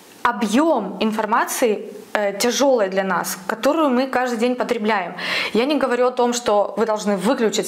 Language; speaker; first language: Russian; native; Russian